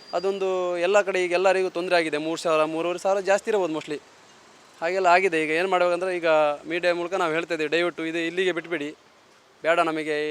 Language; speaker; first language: Kannada; non-native, local second language; Lambadi